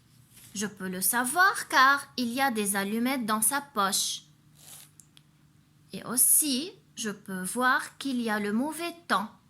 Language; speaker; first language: French; non-native, local second language; Arabic